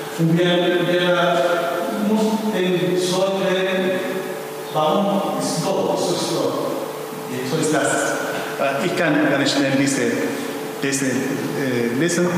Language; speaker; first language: German; non-native, fluent; Spanish